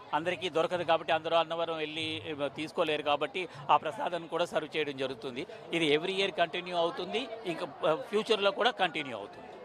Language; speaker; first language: Telugu; native; Telugu